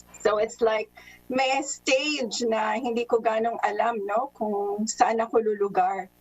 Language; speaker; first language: Filipino; early bilingual, heritage; Filipino